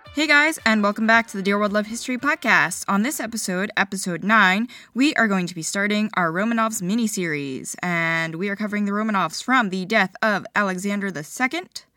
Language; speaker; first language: English; early bilingual, other home language; Ukrainian